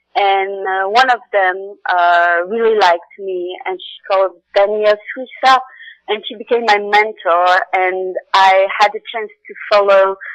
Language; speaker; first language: English; non-native, fluent; Arabic